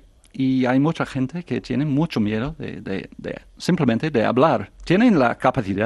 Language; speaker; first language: Spanish; non-native, fluent; English